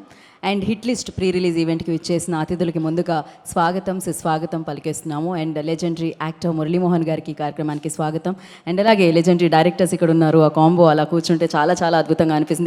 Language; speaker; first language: Telugu; native; Telugu